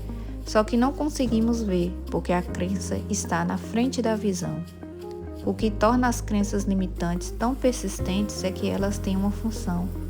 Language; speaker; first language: Portuguese; native; Portuguese